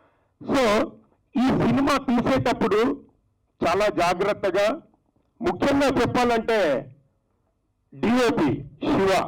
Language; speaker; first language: Telugu; native; Telugu